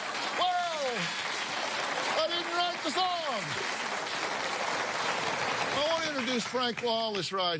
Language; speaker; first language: English; native; English